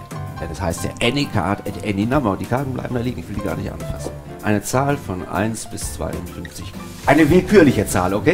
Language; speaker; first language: German; native; German